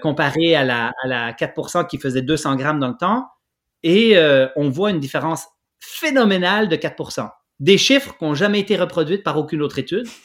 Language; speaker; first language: French; native; French